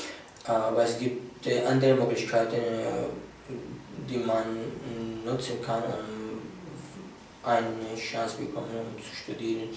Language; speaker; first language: German; non-native, fluent; Arabic